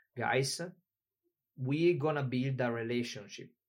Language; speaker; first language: English; non-native, fluent; Italian